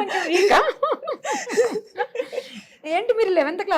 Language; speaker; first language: Telugu; native; Telugu